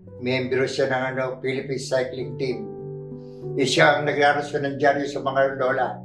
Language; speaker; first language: Filipino; native; Filipino